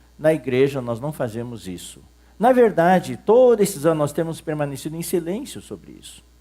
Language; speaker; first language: Portuguese; early bilingual, other home language; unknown